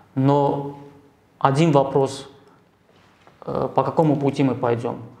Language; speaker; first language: Russian; non-native, local second language; Armenian